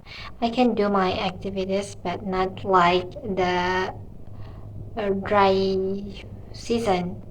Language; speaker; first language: English; non-native, learner; Indonesian